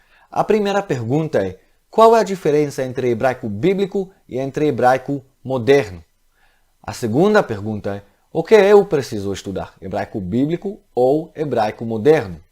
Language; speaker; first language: Portuguese; non-native, fluent; Hebrew